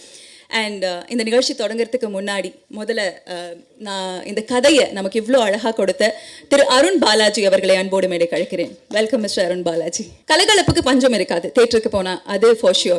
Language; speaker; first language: Tamil; native; Tamil